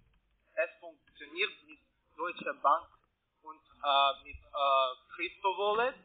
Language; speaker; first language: German; non-native, learner; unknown